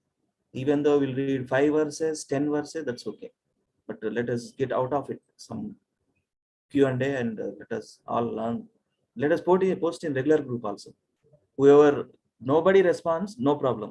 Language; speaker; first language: English; non-native, local second language; Telugu